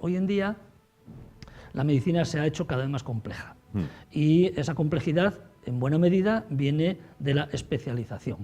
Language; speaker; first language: Spanish; native; Spanish